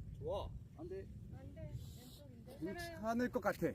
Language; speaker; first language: Korean; native; Korean